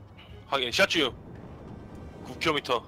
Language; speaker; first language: Korean; native; Korean